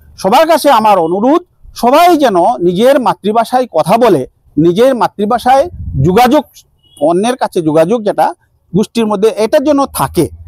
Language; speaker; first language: Bangla; non-native, local second language; Manipuri